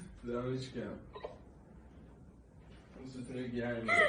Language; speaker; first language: Persian; native; Persian